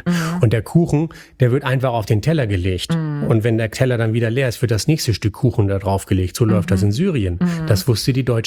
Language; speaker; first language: German; native; German